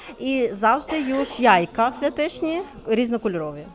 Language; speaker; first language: Polish; non-native, learner; Ukrainian